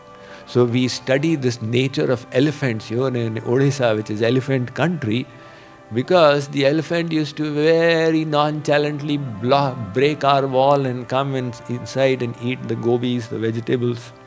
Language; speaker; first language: English; non-native, local second language; Hindi